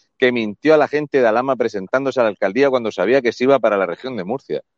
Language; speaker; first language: Spanish; native; Spanish